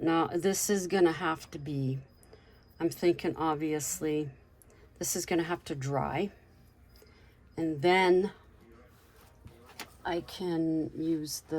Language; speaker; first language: English; native; English